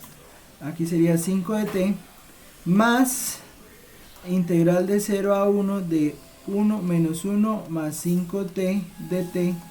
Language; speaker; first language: Spanish; native; Spanish